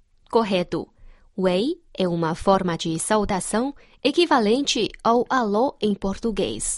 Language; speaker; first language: Portuguese; non-native, fluent; Chinese